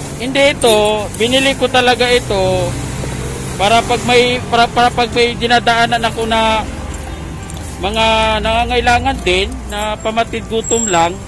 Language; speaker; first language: Filipino; non-native, local second language; Cebuano